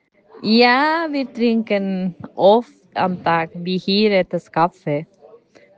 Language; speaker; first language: German; non-native, learner; Spanish